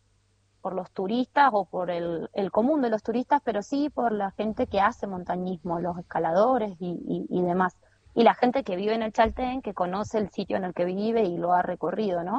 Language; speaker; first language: Spanish; native; Spanish